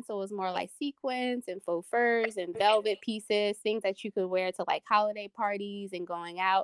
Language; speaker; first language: English; native; English